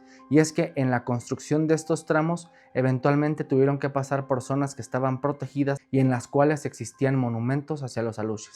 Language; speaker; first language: Spanish; native; Spanish